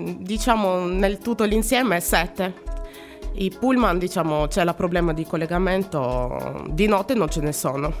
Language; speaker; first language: Italian; non-native, fluent; Russian